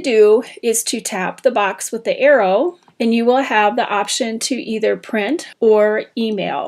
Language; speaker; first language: English; native; English